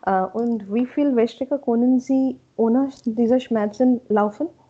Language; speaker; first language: German; non-native, learner; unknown